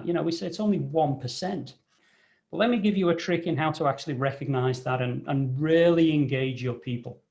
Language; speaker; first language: English; native; English